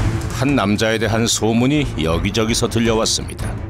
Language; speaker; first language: Korean; native; Korean